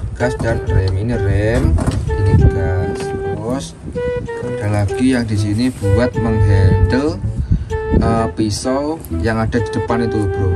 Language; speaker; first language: Indonesian; native; Indonesian